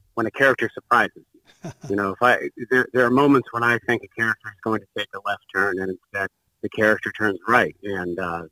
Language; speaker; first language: English; native; English